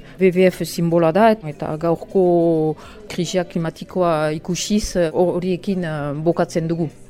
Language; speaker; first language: Basque; non-native, local second language; French